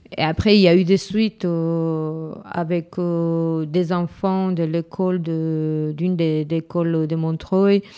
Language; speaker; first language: French; non-native, fluent; Romany